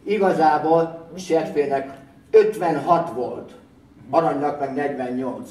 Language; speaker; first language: Hungarian; early bilingual, heritage; Hungarian